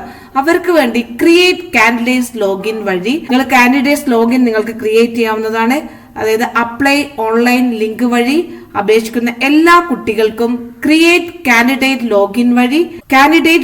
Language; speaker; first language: Malayalam; native; Malayalam